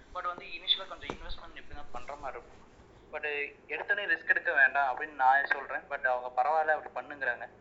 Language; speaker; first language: Tamil; native; Tamil